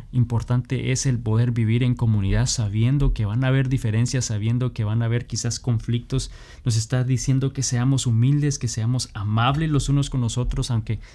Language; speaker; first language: Spanish; native; Spanish